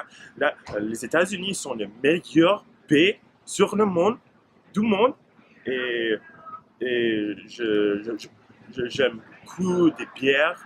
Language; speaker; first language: French; non-native, learner; English